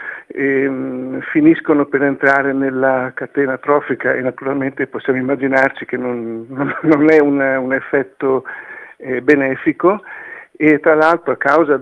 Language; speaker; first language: Italian; native; Italian